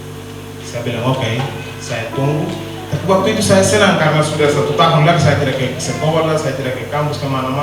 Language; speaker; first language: Indonesian; non-native, learner; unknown